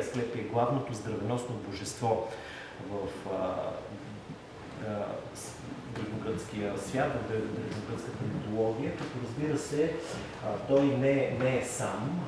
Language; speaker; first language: Bulgarian; native; Bulgarian